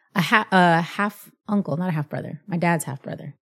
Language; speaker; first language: English; early bilingual, other home language; Spanish